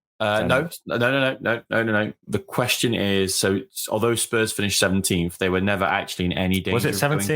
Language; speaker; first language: English; native; English